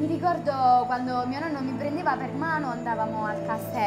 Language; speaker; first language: Italian; native; Italian